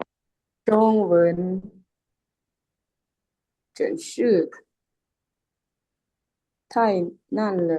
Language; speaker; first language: Chinese; non-native, learner; Lao